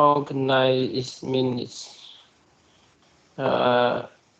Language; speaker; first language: English; non-native, learner; Vietnamese